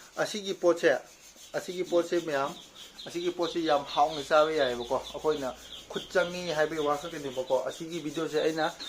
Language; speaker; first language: Manipuri; non-native, local second language; Rongmei Naga